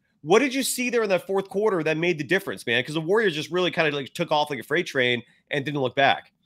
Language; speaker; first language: English; native; English